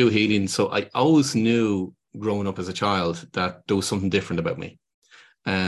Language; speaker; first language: English; native; English